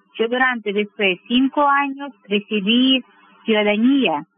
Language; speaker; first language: Spanish; non-native, fluent; Russian